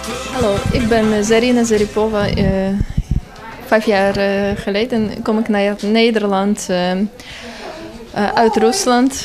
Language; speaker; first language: Dutch; non-native, fluent; Russian